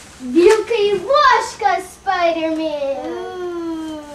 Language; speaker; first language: Russian; early bilingual, heritage; Russian